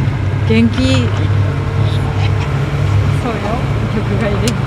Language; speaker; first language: Japanese; non-native, learner; Korean